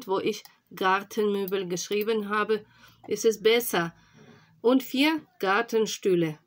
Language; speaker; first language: German; non-native, fluent; Russian